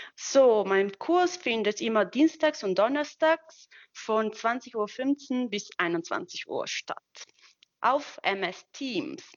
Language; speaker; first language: German; non-native, fluent; Italian